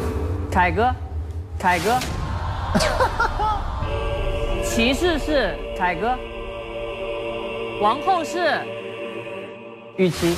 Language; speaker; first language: Chinese; native; Chinese